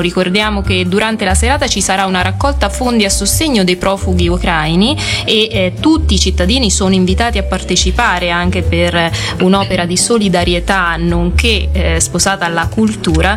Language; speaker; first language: Italian; native; Italian